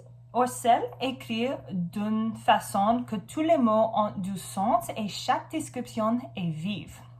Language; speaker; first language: French; non-native, learner; English